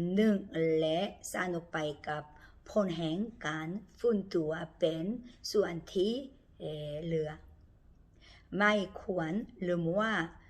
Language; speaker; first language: Thai; non-native, learner; Korean